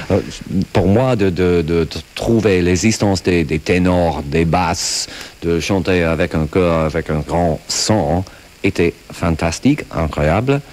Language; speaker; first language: French; non-native, fluent; English